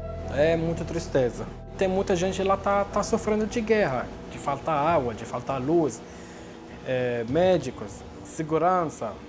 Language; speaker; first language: Portuguese; non-native, fluent; Arabic